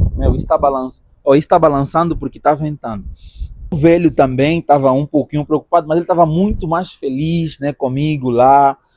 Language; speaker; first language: Portuguese; native; Portuguese